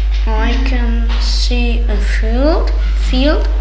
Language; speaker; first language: English; non-native, learner; German